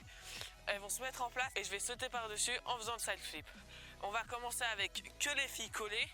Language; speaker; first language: French; native; French